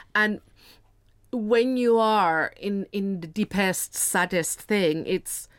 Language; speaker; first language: English; non-native, fluent; Spanish